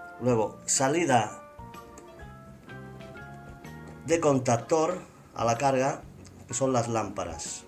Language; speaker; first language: Spanish; native; Spanish